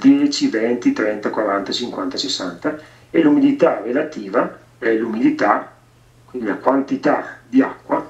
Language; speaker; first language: Italian; native; Italian